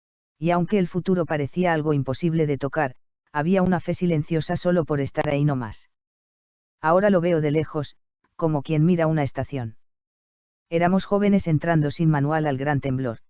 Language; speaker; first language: Spanish; native; Spanish